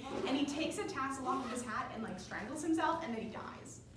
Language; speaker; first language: English; native; English